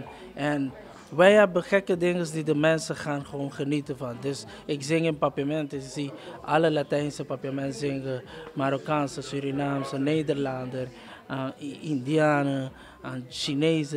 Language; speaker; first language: Dutch; non-native, local second language; Papiamento